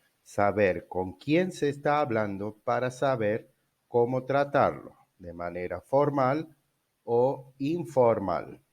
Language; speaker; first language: Spanish; non-native, fluent; Portuguese